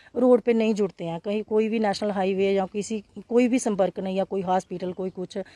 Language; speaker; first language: Hindi; native; Hindi